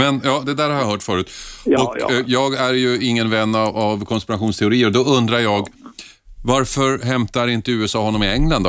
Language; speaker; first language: Swedish; native; Swedish